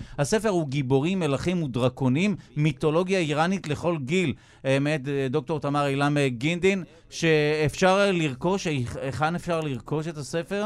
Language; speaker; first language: Hebrew; native; Hebrew